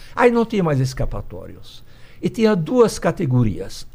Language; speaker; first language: Portuguese; early bilingual, other home language; Hungarian